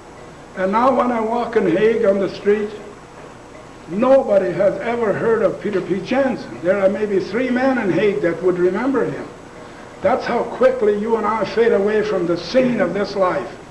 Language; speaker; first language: English; non-native, local second language; Plautdietsch